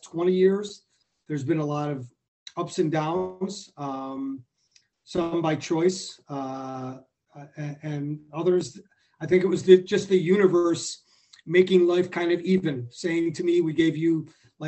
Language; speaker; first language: English; native; English